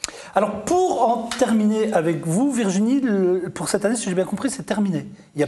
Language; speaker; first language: French; native; French